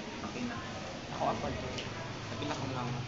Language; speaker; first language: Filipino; non-native, local second language; Cebuano